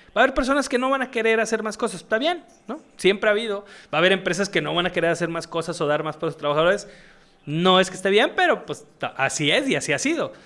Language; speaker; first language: Spanish; native; Spanish